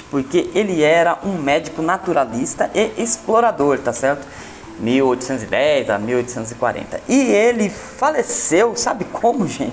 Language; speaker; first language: Portuguese; native; Portuguese